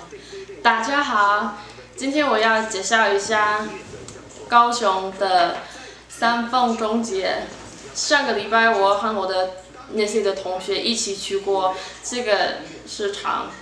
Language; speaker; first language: Chinese; non-native, learner; English